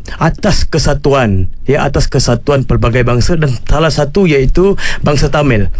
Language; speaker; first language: Malay; non-native, local second language; Tamil